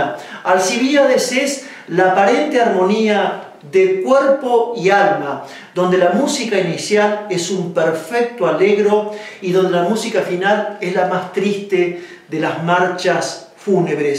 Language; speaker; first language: Spanish; native; Spanish